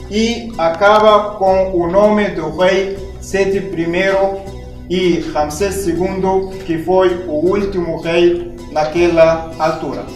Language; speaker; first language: Portuguese; non-native, fluent; Arabic